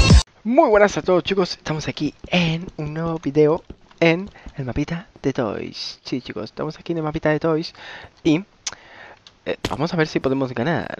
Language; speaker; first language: Spanish; native; Spanish